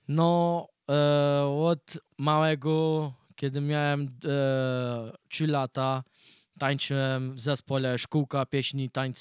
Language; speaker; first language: Polish; early bilingual, heritage; Polish